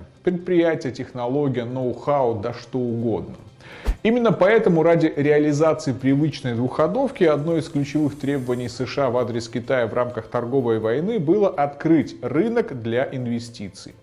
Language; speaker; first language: Russian; native; Russian